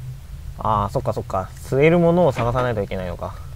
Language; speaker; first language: Japanese; native; Japanese